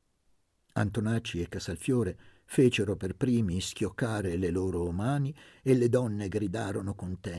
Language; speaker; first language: Italian; native; Italian